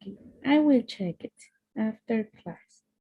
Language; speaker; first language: English; non-native, fluent; Spanish